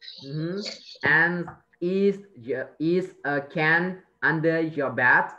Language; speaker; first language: English; non-native, fluent; Vietnamese